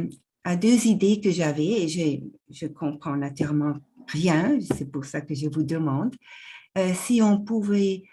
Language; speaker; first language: French; non-native, local second language; German